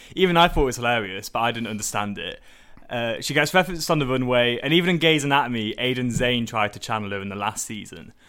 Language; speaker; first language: English; native; English